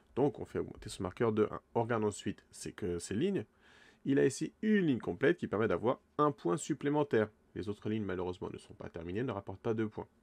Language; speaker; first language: French; native; French